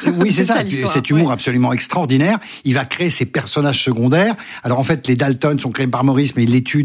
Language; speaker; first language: French; native; French